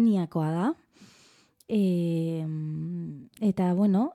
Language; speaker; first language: Basque; non-native, learner; Spanish